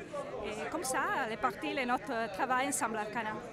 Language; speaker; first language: French; non-native, learner; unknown